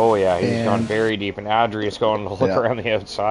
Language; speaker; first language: English; native; English